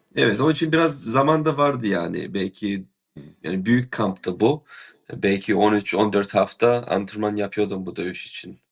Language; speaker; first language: Turkish; early bilingual, heritage; Turkish